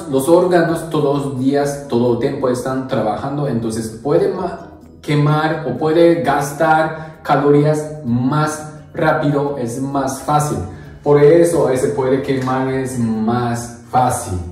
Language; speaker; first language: Spanish; non-native, learner; Japanese